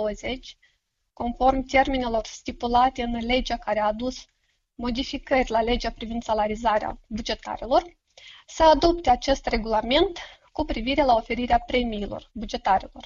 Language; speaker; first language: Romanian; native; Romanian